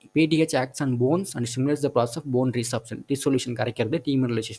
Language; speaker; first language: English; non-native, local second language; Tamil